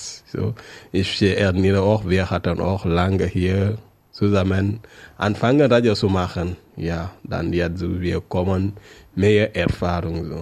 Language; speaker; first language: German; non-native, learner; French